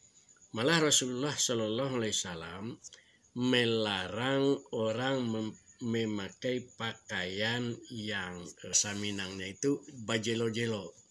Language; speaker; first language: Indonesian; non-native, local second language; Minangkabau